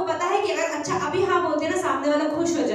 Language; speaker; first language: Hindi; native; Hindi